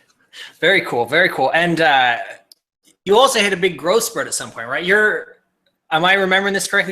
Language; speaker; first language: English; native; English